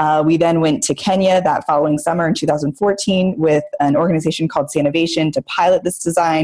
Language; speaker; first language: English; native; English